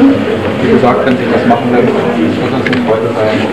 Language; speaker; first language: German; native; German